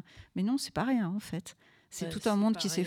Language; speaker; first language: French; native; French